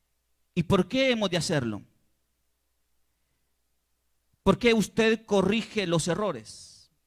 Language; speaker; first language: Spanish; native; Spanish